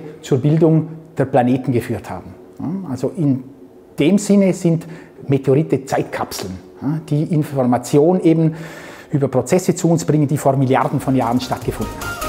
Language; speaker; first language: German; native; German